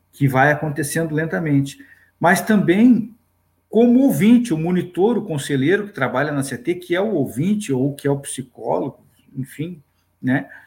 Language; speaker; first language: Portuguese; native; Portuguese